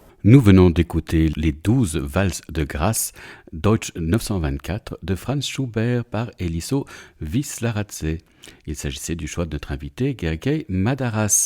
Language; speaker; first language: French; native; French